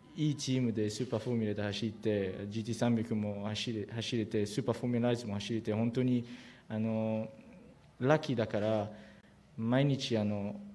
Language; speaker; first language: Japanese; non-native, learner; French